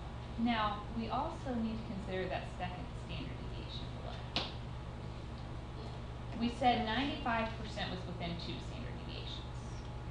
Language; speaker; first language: English; native; English